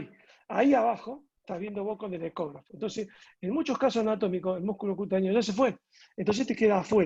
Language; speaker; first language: Spanish; native; Spanish